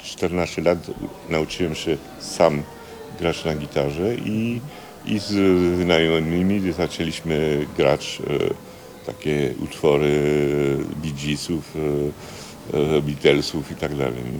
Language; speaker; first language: Polish; early bilingual, heritage; Polish